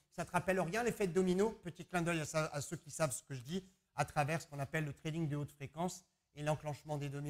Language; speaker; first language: French; native; French